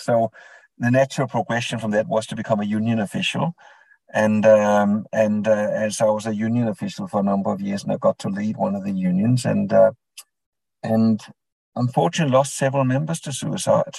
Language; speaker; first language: English; non-native, fluent; Danish